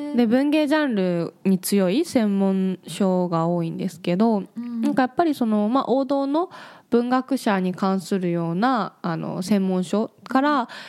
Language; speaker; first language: Japanese; native; Japanese